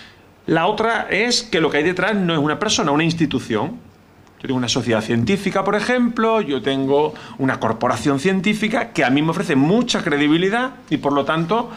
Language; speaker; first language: Spanish; native; Spanish